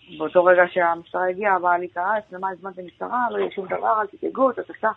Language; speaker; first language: Hebrew; native; Hebrew